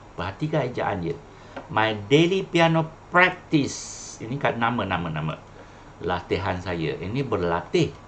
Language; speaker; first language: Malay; non-native, local second language; Chinese